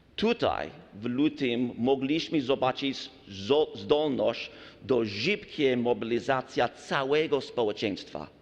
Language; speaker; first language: Polish; non-native, learner; English